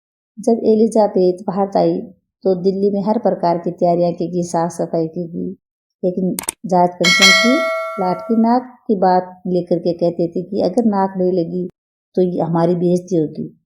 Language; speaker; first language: Hindi; native; Hindi